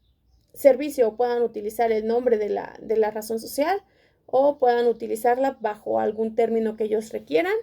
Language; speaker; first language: Spanish; native; Spanish